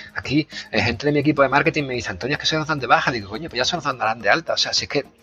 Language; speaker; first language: Spanish; native; Spanish